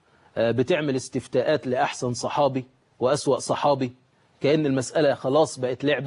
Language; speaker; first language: Arabic; native; Arabic